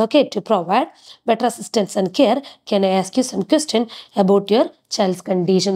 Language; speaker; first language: English; non-native, local second language; Malayalam